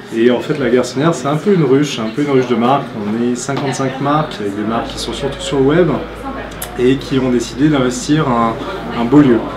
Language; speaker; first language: French; native; French